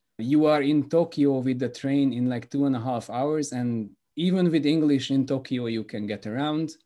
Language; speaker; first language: English; non-native, fluent; Hungarian